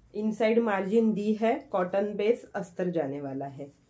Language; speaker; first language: Hindi; non-native, local second language; Marathi